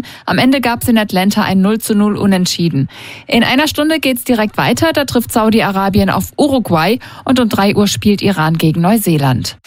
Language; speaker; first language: German; native; German